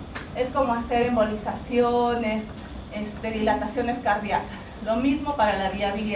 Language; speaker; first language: Spanish; native; Spanish